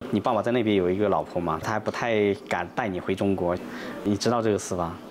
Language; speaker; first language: Chinese; native; Chinese